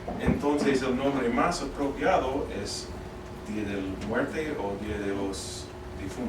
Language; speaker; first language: Spanish; non-native, fluent; English